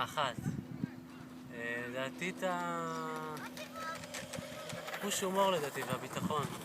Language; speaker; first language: Hebrew; native; Hebrew